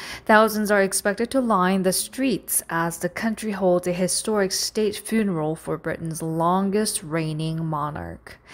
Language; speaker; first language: English; non-native, fluent; Korean